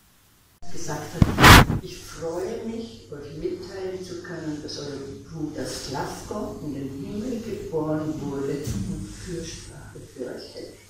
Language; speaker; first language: German; native; German